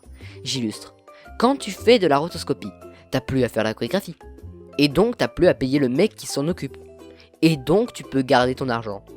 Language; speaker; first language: French; native; French